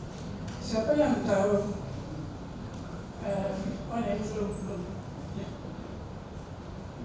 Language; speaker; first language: Indonesian; non-native, fluent; Dutch